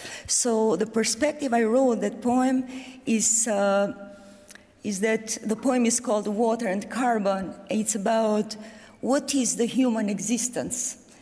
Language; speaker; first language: English; non-native, fluent; Albanian